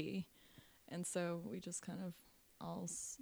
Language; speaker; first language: English; native; English